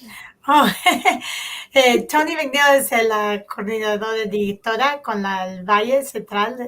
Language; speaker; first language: Spanish; early bilingual, heritage; Spanish